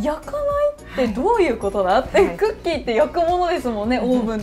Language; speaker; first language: Japanese; native; Japanese